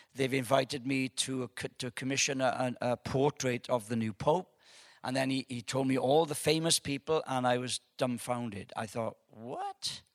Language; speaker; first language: English; native; English